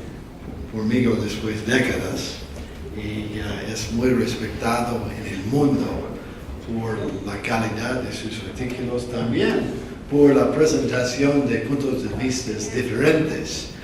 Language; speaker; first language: Spanish; non-native, fluent; English